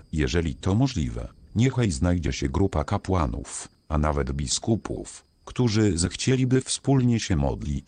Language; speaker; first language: Polish; native; Polish